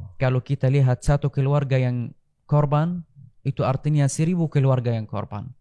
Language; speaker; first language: Indonesian; non-native, fluent; Arabic